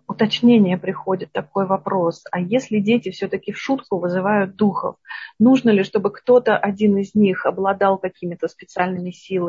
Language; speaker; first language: Russian; native; Russian